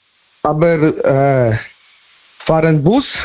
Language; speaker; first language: German; non-native, learner; Polish